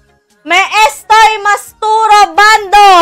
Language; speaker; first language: Spanish; non-native, learner; Filipino